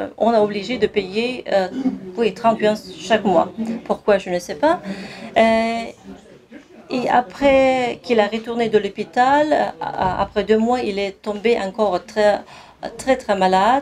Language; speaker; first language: French; non-native, fluent; Kazakh